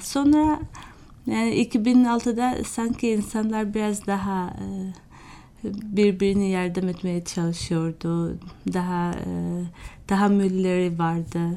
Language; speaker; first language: Turkish; non-native, fluent; Albanian